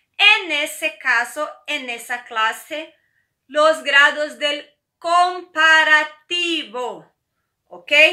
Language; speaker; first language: Spanish; non-native, fluent; Portuguese